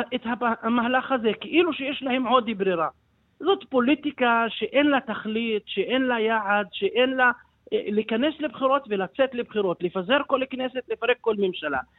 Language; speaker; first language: Hebrew; non-native, local second language; Arabic